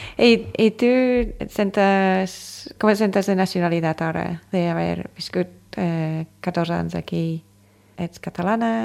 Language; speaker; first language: Catalan; non-native, fluent; English